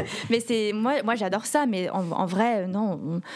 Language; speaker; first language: French; early bilingual, heritage; English